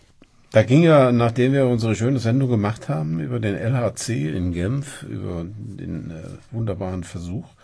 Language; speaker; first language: German; native; German